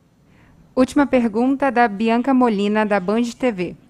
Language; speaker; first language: Portuguese; native; Portuguese